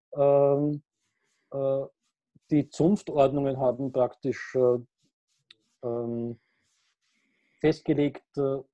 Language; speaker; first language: German; native; German